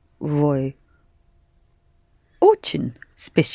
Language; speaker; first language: Russian; non-native, learner; English